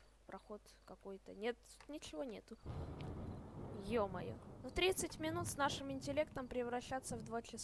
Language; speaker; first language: Russian; native; Russian